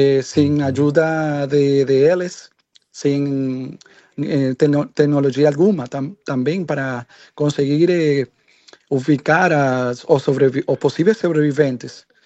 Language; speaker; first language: Portuguese; non-native, learner; Spanish